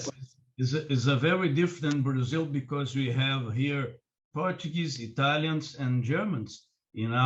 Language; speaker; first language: English; non-native, learner; Portuguese